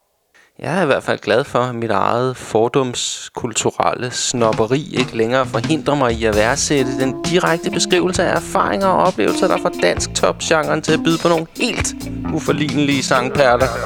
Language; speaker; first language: Danish; native; Danish